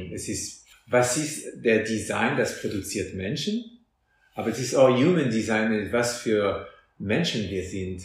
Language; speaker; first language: German; non-native, fluent; French